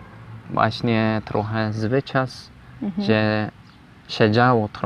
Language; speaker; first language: Polish; non-native, learner; Turkish